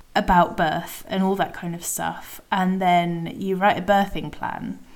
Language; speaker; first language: English; native; English